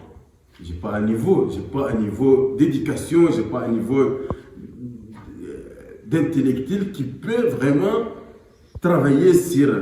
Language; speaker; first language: French; non-native, local second language; Arabic